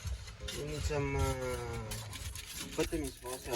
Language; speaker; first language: English; non-native, local second language; Fijian